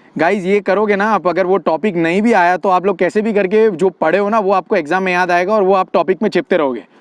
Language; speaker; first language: Hindi; non-native, local second language; Gujarati